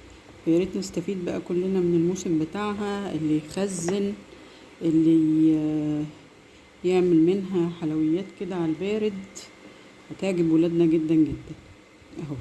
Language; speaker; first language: Arabic; native; Arabic